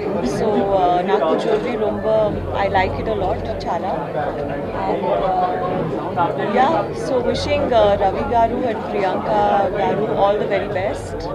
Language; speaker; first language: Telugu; non-native, learner; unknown